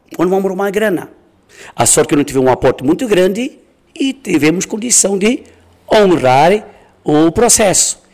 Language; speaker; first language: Portuguese; non-native, fluent; Chinese